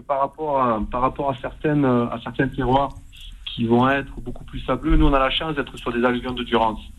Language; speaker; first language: French; native; French